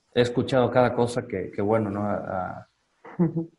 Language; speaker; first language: Spanish; native; Spanish